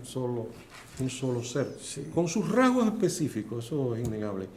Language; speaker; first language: Spanish; native; Spanish